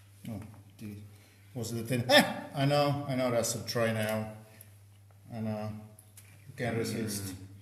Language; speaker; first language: English; non-native, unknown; Italian